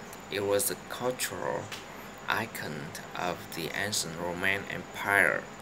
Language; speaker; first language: English; non-native, learner; Vietnamese